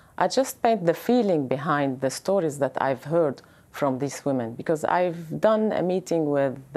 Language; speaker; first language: English; non-native, fluent; Arabic